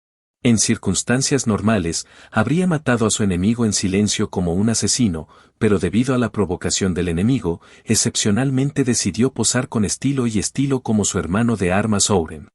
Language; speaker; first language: Spanish; native; Spanish